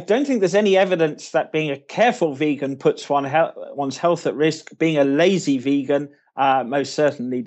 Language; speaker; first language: English; native; English